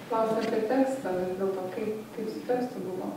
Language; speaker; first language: Swedish; non-native, fluent; Lithuanian